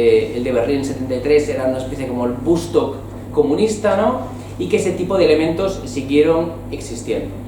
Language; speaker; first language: Spanish; native; Spanish